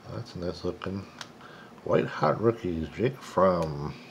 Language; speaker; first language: English; native; English